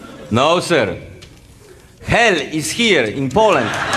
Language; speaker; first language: English; non-native, learner; Polish